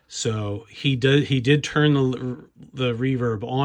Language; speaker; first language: English; native; English